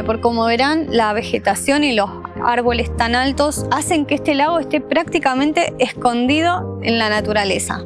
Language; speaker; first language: Spanish; native; Spanish